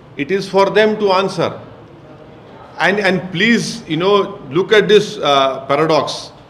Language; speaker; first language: English; non-native, local second language; Hindi